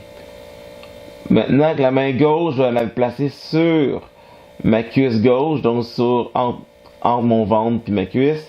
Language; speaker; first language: French; native; French